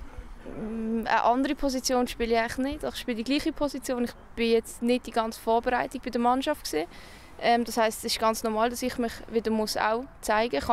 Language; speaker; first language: German; native; German